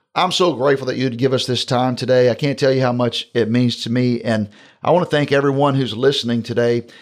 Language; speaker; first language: English; native; English